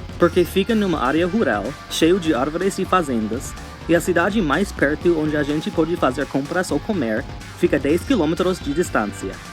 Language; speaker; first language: Portuguese; non-native, fluent; English